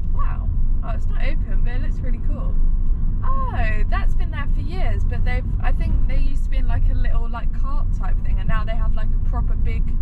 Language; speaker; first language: English; native; English